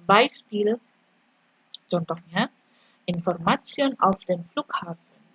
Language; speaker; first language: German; non-native, fluent; Indonesian